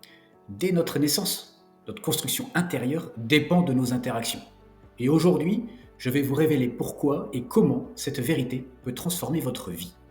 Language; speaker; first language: French; native; French